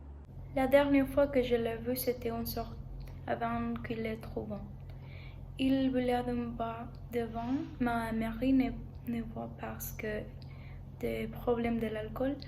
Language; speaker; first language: French; non-native, learner; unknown